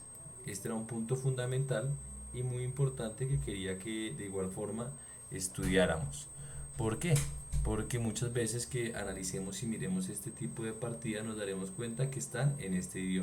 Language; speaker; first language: Spanish; native; Spanish